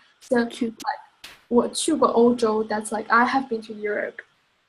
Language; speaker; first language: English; non-native, fluent; Chinese